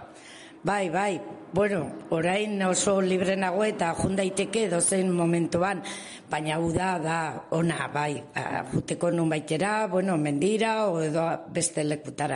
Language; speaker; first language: Basque; non-native, local second language; Spanish